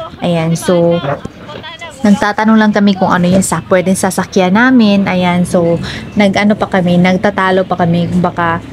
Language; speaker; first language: Filipino; non-native, local second language; Cebuano